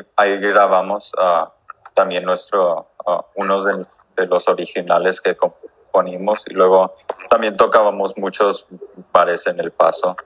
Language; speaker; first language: Spanish; early bilingual, heritage; English